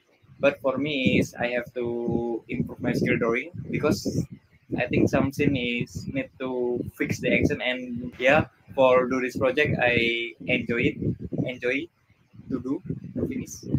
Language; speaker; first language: English; non-native, learner; Indonesian